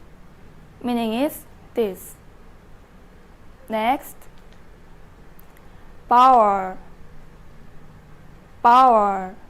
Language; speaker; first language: English; non-native, learner; Indonesian